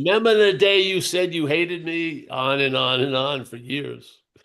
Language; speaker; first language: English; native; English